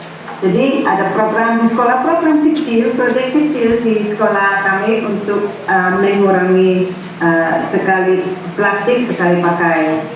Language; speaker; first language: Indonesian; non-native, fluent; English